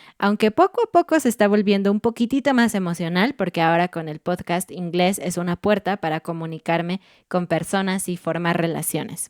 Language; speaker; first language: Spanish; native; Spanish